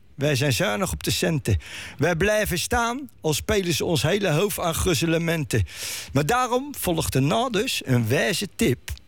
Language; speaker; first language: Dutch; native; Dutch